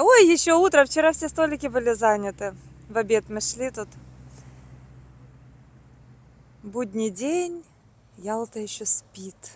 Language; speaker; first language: Russian; native; Russian